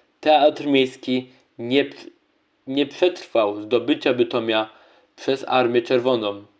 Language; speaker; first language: Polish; native; Polish